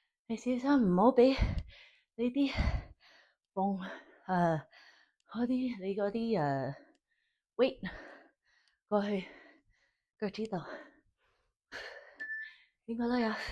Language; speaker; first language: Cantonese; early bilingual, heritage; Cantonese